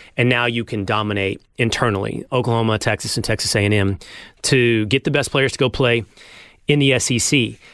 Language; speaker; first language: English; native; English